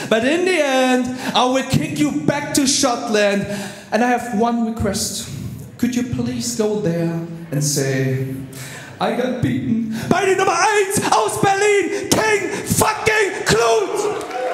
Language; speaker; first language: English; non-native, fluent; German